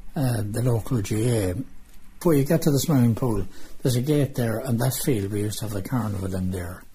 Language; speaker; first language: English; native; English